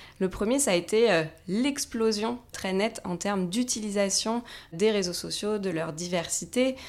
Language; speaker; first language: French; native; French